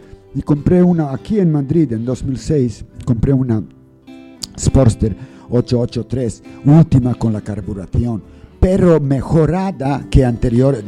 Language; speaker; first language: Spanish; non-native, learner; English